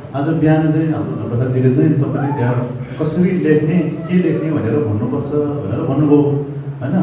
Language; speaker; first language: Nepali; non-native, local second language; Gurung